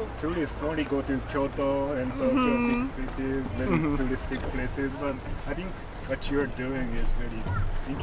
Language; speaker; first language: English; non-native, fluent; Japanese